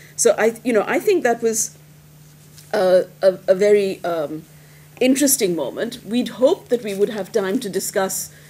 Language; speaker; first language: English; non-native, local second language; Hindi